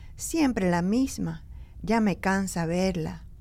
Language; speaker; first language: Spanish; early bilingual, heritage; Spanish